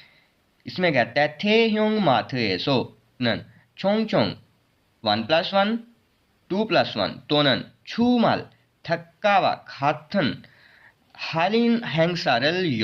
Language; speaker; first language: Korean; non-native, learner; Urdu